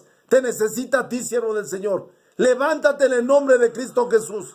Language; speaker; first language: Spanish; native; Spanish